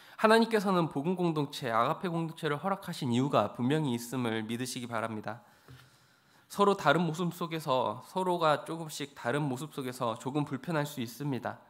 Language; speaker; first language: Korean; native; Korean